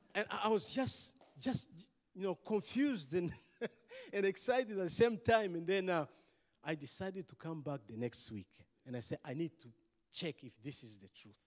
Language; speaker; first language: English; non-native, local second language; Kinyarwanda